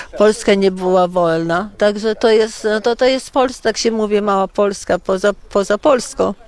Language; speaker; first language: Polish; early bilingual, heritage; Polish